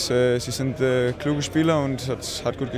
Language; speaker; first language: German; non-native, learner; Danish